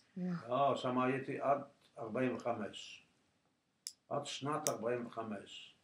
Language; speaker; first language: Hebrew; non-native, fluent; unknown